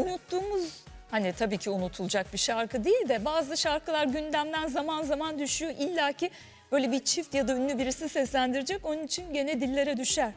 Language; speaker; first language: Turkish; native; Turkish